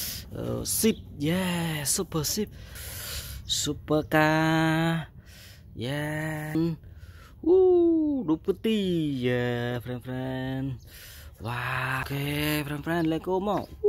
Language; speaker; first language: English; non-native, learner; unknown